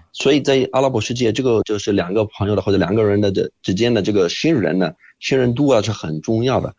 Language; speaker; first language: Chinese; non-native, fluent; Arabic